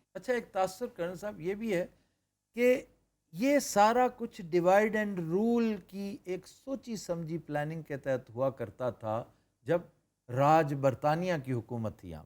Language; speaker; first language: Urdu; non-native, local second language; Punjabi